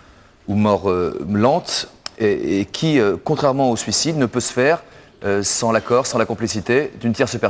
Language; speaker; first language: French; native; French